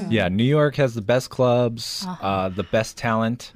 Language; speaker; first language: English; early bilingual, other home language; Korean